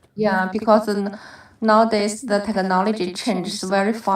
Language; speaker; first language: English; non-native, learner; Chinese